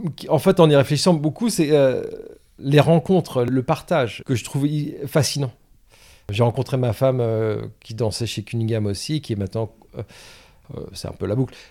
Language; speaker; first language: French; native; French